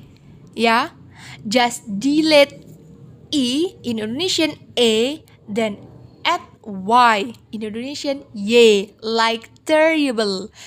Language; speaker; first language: English; non-native, learner; Indonesian